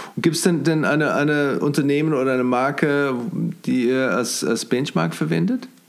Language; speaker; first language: German; non-native, fluent; English